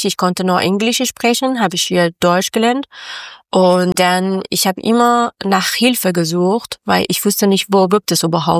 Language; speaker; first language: German; non-native, learner; Persian